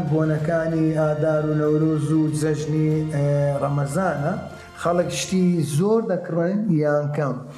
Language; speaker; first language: Central Kurdish; native; Central Kurdish